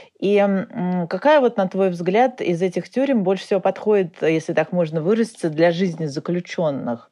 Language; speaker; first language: Russian; native; Russian